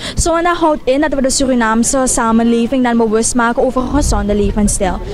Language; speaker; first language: Dutch; native; Dutch